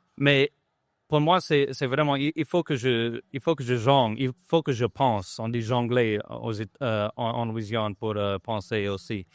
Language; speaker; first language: French; non-native, local second language; English